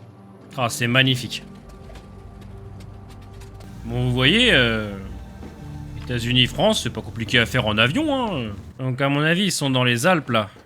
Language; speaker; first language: French; native; French